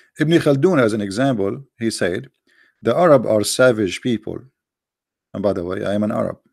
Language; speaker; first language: English; non-native, fluent; Arabic